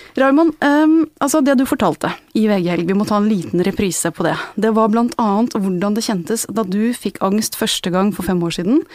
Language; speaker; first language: Norwegian; native; Norwegian